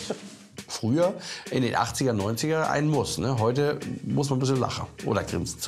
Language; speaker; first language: German; native; German